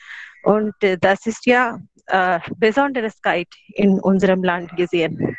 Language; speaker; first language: German; non-native, learner; Hindi